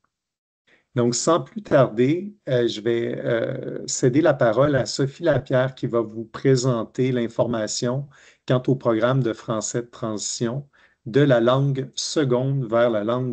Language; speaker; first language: French; native; French